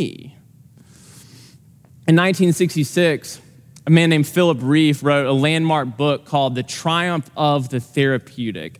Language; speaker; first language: English; native; English